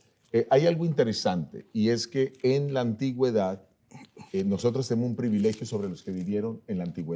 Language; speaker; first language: Spanish; native; Spanish